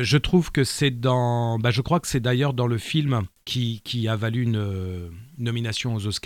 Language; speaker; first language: French; native; French